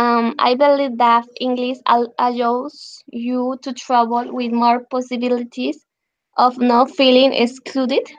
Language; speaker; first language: English; non-native, learner; Spanish